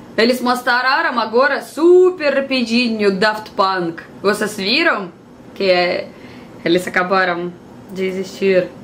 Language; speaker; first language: Portuguese; non-native, fluent; Russian